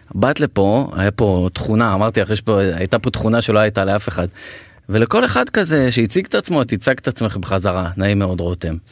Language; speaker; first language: Hebrew; native; Hebrew